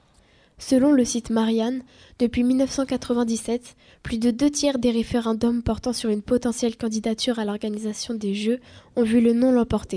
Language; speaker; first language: French; native; French